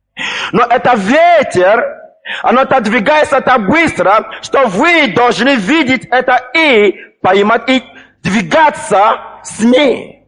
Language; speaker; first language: Russian; non-native, fluent; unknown